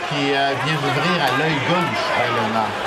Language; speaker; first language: French; native; French